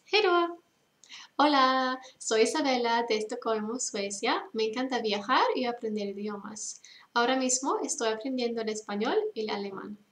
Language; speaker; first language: Spanish; non-native, learner; Swedish